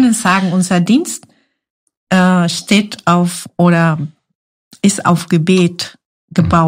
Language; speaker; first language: German; non-native, fluent; Spanish